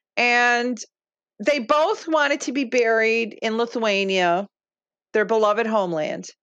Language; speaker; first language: English; early bilingual, other home language; Lithuanian